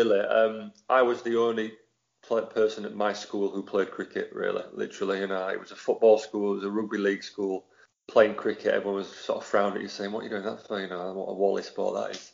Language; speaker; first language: English; native; English